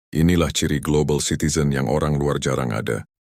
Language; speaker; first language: Malay; native; Malay